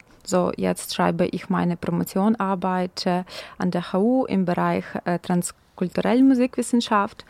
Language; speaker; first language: German; non-native, fluent; Ukrainian